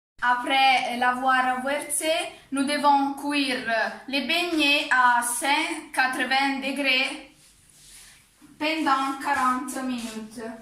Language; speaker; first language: French; non-native, learner; Italian